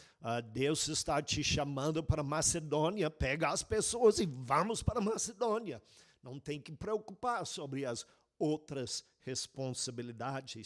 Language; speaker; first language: Portuguese; non-native, fluent; English